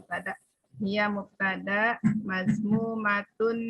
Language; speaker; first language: Arabic; non-native, learner; Indonesian